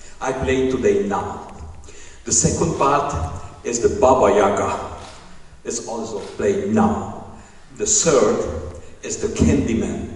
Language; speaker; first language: English; non-native, learner; Hungarian